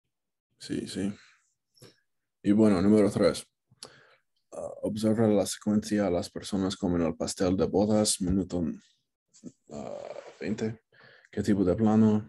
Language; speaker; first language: Spanish; non-native, learner; English